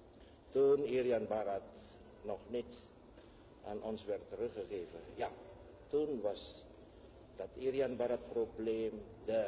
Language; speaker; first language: Dutch; non-native, fluent; Indonesian